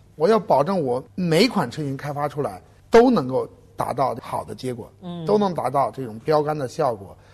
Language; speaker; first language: Chinese; native; Chinese